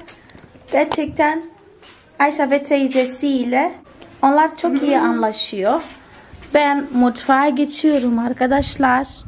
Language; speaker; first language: Turkish; non-native, fluent; Portuguese